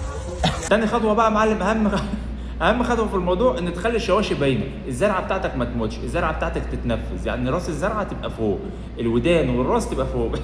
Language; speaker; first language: Arabic; native; Arabic